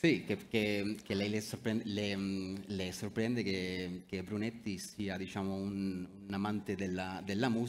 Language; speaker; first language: Italian; non-native, fluent; English